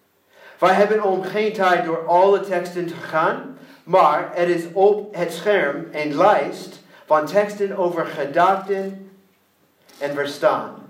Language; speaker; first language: Dutch; non-native, learner; English